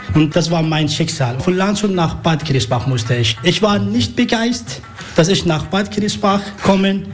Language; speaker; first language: German; non-native, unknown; Arabic